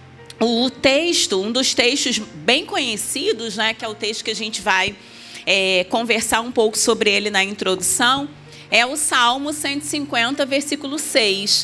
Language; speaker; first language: Portuguese; native; Portuguese